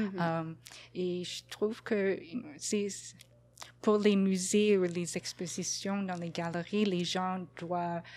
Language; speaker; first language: French; non-native, local second language; English